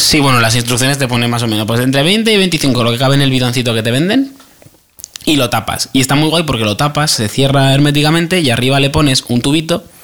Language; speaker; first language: Spanish; native; Spanish